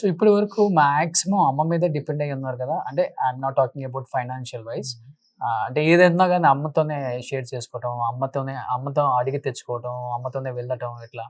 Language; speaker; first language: Telugu; native; Telugu